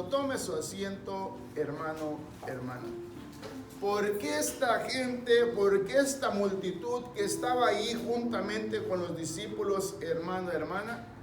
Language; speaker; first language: Spanish; native; Spanish